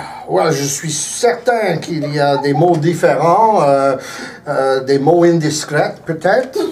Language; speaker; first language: French; early bilingual, heritage; English